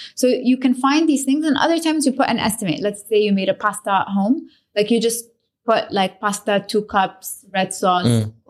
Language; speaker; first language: English; early bilingual, other home language; Arabic